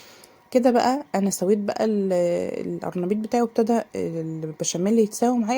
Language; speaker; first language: Arabic; native; Arabic